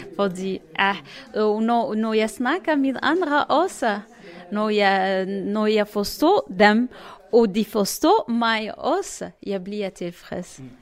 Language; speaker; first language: Danish; non-native, learner; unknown